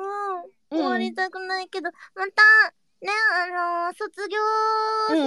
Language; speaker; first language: Japanese; native; Japanese